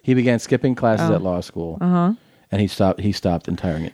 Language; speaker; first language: English; native; English